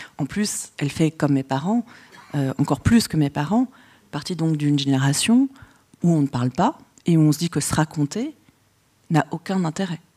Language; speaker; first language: French; early bilingual, other home language; Vietnamese